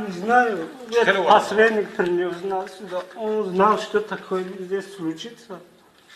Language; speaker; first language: Russian; non-native, learner; Tajik